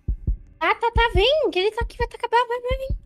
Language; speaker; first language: Portuguese; native; Portuguese